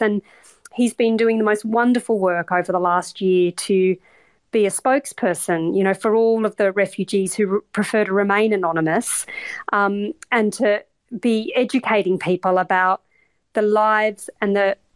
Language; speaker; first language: English; native; English